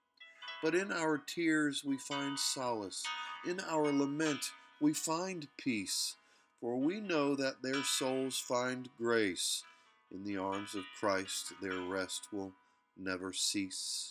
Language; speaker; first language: English; native; English